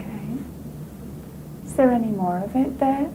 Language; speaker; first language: English; native; English